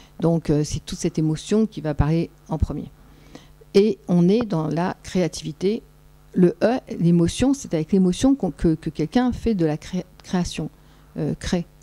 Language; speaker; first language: French; native; French